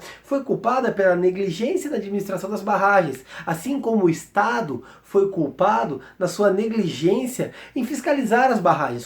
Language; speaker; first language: Portuguese; native; Portuguese